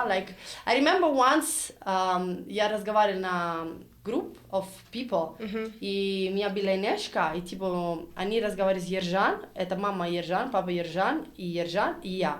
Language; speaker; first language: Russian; non-native, learner; Italian